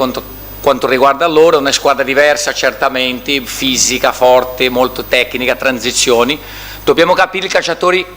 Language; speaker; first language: Italian; non-native, fluent; Portuguese